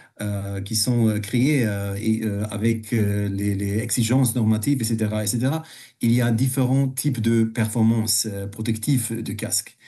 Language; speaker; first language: French; non-native, fluent; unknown